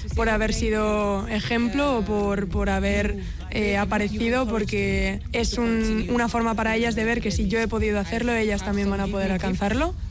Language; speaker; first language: Spanish; non-native, fluent; English